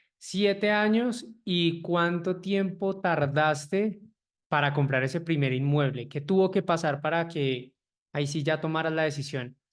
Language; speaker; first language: Spanish; native; Spanish